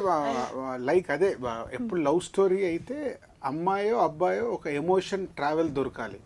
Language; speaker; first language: Telugu; native; Telugu